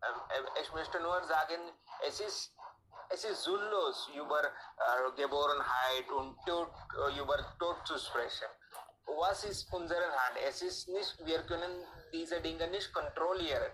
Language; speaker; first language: German; non-native, learner; Hindi